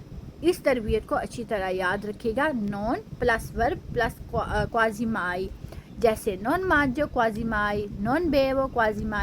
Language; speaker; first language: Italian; non-native, fluent; Urdu